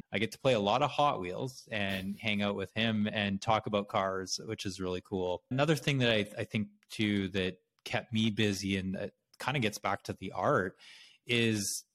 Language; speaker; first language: English; native; English